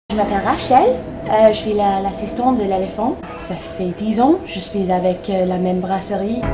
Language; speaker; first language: French; non-native, learner; English